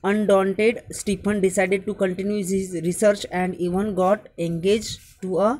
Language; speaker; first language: English; non-native, local second language; Marathi